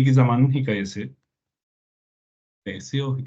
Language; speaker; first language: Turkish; non-native, learner; Spanish